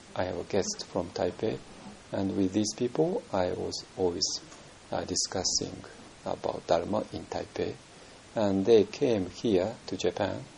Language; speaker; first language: English; non-native, fluent; Japanese